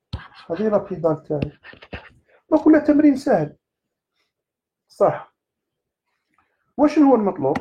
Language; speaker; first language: Arabic; native; Arabic